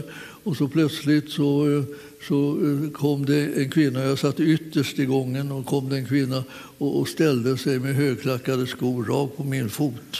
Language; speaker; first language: Swedish; native; Swedish